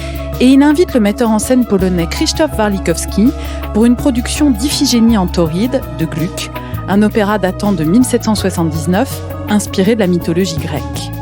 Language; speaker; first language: French; native; French